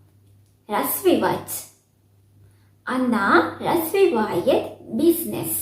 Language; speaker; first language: Russian; non-native, fluent; Sinhala